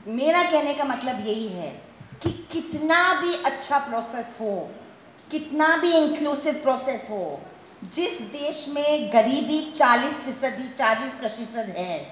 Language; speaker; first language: Hindi; non-native, local second language; Gujarati